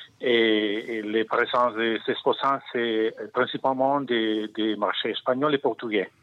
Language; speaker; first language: French; non-native, learner; Spanish